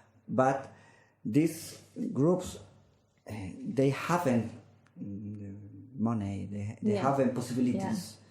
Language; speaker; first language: English; non-native, learner; Spanish